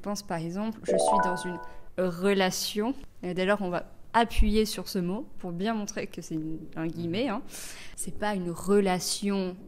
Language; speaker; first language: French; native; French